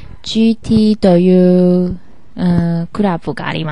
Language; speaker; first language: Japanese; non-native, learner; Chinese